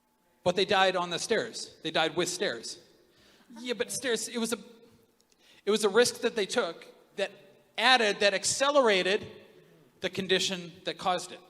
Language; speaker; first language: English; native; English